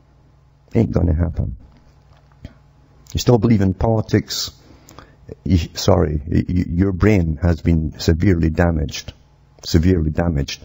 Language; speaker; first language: English; native; English